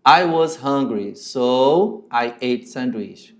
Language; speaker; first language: English; non-native, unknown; Portuguese